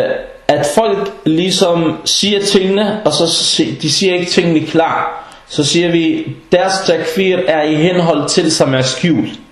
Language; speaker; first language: Danish; non-native, fluent; Arabic